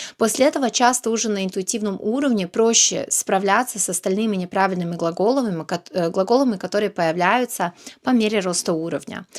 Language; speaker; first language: Russian; non-native, fluent; Serbian